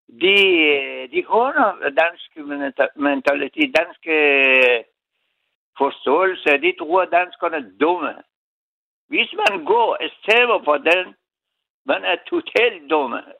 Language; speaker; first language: Danish; non-native, learner; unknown